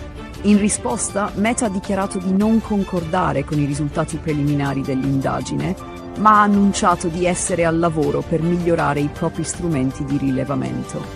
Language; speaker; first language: Italian; native; Italian